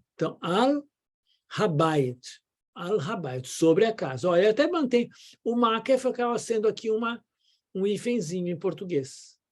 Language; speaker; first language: Portuguese; native; Portuguese